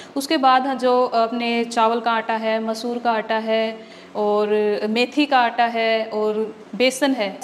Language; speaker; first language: Hindi; native; Hindi